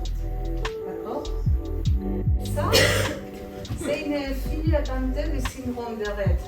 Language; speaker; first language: French; non-native, fluent; Spanish